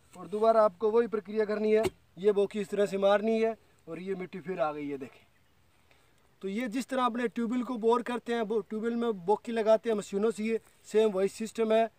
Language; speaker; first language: Hindi; native; Hindi